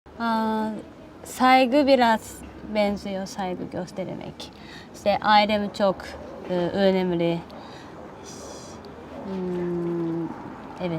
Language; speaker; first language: Turkish; non-native, learner; Japanese